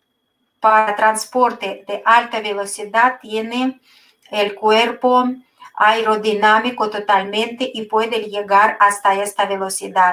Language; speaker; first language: Spanish; non-native, fluent; Russian